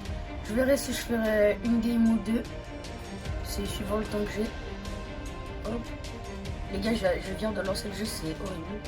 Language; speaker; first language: French; native; French